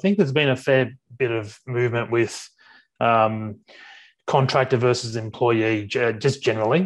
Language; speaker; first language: English; native; English